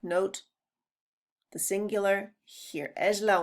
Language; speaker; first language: Spanish; non-native, fluent; English